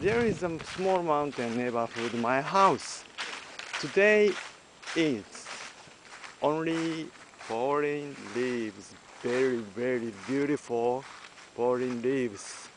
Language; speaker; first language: English; non-native, learner; Japanese